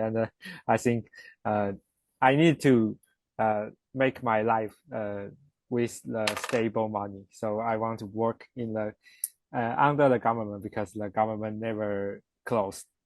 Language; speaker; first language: English; non-native, learner; Chinese